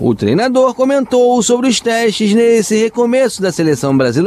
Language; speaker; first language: Portuguese; native; Portuguese